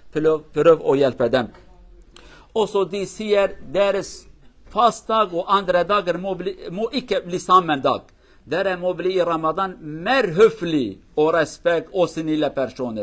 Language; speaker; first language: Norwegian; non-native, learner; Kurdish